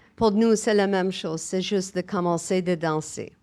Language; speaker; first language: French; non-native, learner; English